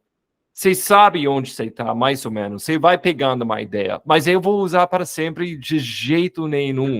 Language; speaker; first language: Portuguese; non-native, fluent; English